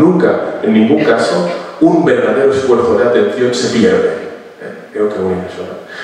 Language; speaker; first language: Spanish; non-native, local second language; Catalan